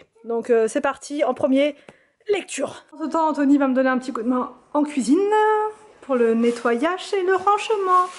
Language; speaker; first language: French; native; French